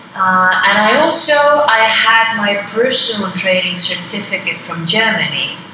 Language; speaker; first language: English; non-native, fluent; Estonian